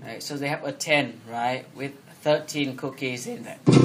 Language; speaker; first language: English; non-native, fluent; Vietnamese